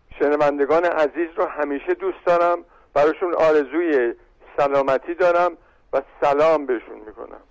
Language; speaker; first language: Persian; native; Persian